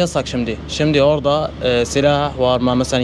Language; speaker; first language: Turkish; non-native, learner; Arabic